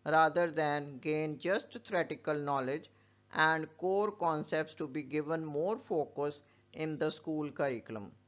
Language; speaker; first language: English; non-native, local second language; Punjabi